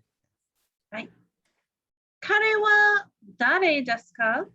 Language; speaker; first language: Japanese; non-native, fluent; English